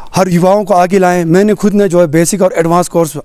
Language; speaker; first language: Hindi; native; Hindi